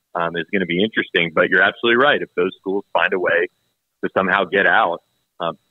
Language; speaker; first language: English; native; English